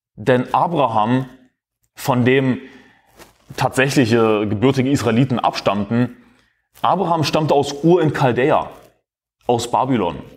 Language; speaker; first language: German; native; German